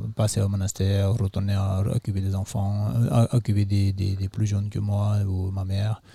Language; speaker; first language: French; non-native, fluent; Nepali